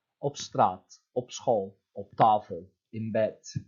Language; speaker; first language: Dutch; non-native, fluent; Turkish